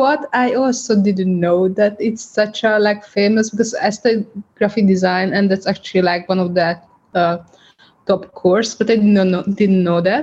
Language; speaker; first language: English; non-native, fluent; Hungarian